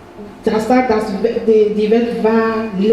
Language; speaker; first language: German; non-native, fluent; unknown